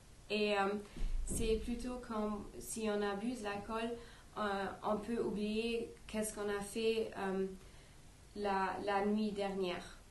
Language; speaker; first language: French; non-native, learner; English